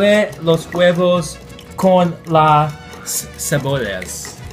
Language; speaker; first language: Spanish; non-native, learner; English